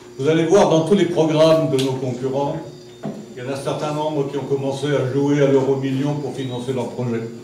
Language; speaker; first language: French; non-native, local second language; German